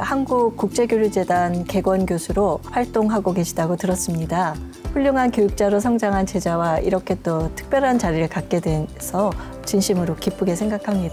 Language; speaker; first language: Korean; native; Korean